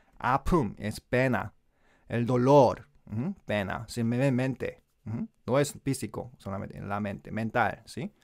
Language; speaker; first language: Spanish; non-native, learner; Korean